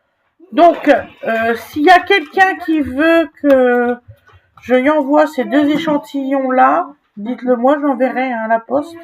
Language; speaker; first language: French; native; French